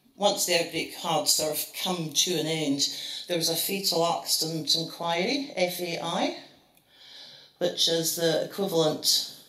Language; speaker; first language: English; native; English